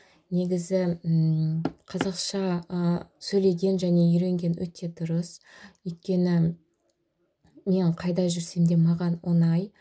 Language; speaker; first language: Kazakh; non-native, local second language; Russian